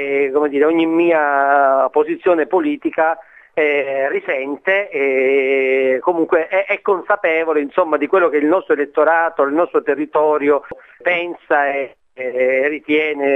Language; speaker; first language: Italian; native; Italian